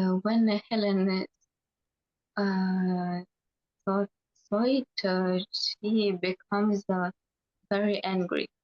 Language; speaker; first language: English; non-native, learner; Russian